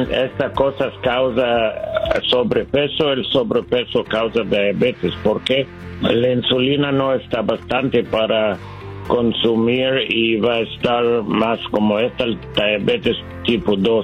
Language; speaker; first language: Spanish; non-native, learner; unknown